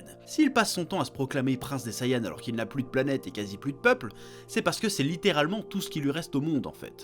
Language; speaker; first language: French; native; French